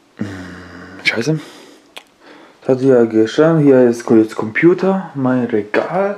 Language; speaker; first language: German; non-native, learner; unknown